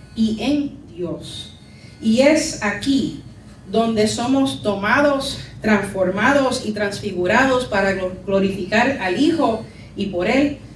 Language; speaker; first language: Spanish; early bilingual, heritage; Spanish